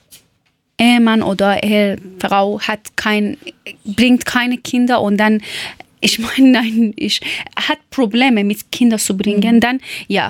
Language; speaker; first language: German; non-native, learner; Persian